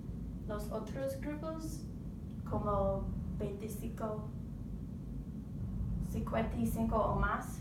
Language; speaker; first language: Spanish; non-native, learner; English